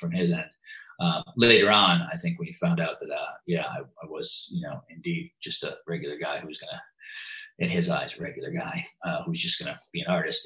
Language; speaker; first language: English; native; English